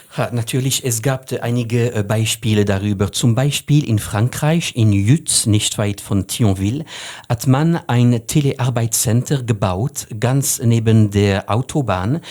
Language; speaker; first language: German; non-native, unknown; French